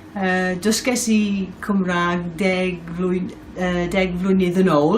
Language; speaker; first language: Welsh; non-native, local second language; English